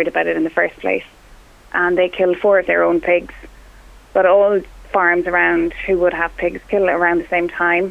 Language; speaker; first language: English; non-native, local second language; Irish